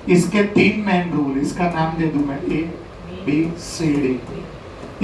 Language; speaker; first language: Hindi; non-native, local second language; Gujarati